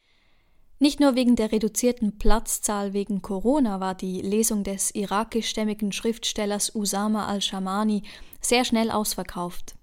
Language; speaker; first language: German; native; German